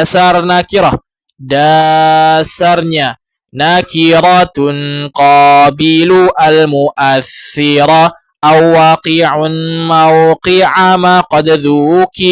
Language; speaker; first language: Arabic; non-native, fluent; Indonesian